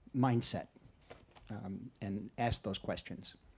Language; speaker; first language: English; native; English